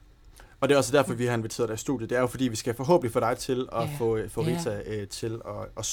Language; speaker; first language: Danish; native; Danish